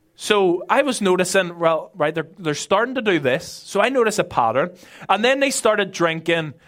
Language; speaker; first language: English; native; English